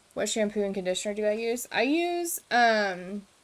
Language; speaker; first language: English; native; English